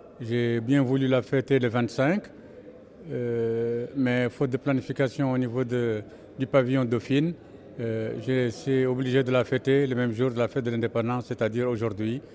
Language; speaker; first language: French; non-native, local second language; Arabic